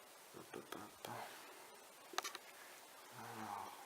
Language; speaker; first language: French; native; French